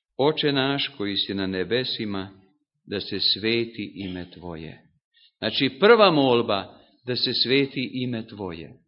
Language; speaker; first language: Serbian; non-native, local second language; Hungarian